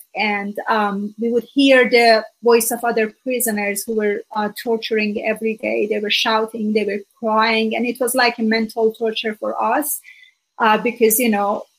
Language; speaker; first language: English; non-native, fluent; Persian